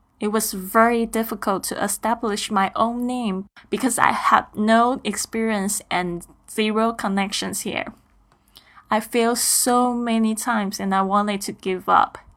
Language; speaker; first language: English; non-native, fluent; Chinese